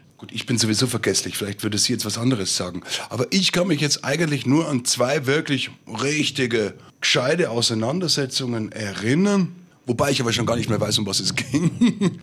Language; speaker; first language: German; native; German